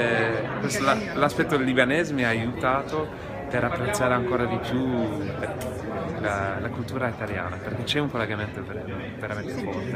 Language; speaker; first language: Italian; non-native, fluent; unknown